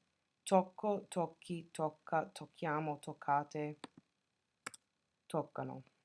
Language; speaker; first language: Italian; non-native, fluent; English